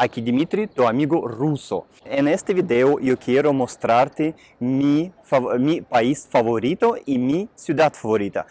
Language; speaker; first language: Spanish; non-native, fluent; Russian